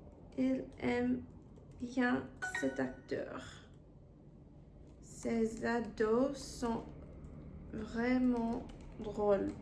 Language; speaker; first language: French; non-native, fluent; English